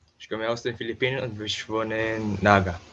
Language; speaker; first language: German; non-native, learner; Filipino